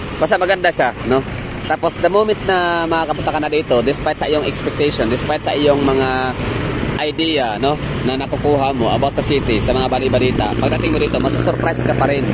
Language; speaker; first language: Filipino; non-native, local second language; Cebuano